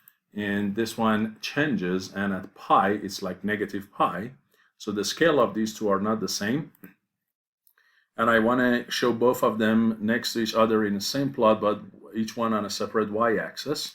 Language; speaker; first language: English; non-native, fluent; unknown